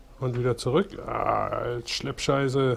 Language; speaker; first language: German; native; German